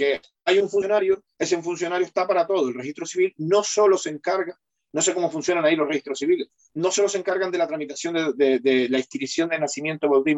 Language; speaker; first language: Spanish; native; Spanish